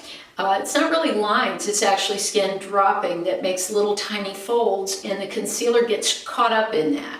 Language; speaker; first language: English; native; English